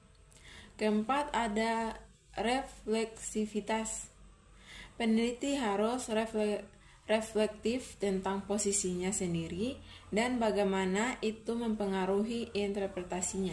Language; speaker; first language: Indonesian; native; Indonesian